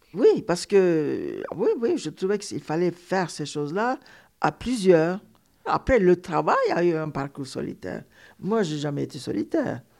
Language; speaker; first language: French; non-native, fluent; Turkish